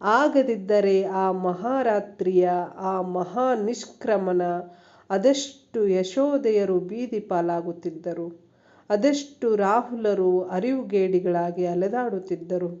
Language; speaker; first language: Kannada; native; Kannada